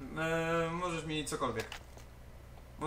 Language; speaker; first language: Polish; native; Polish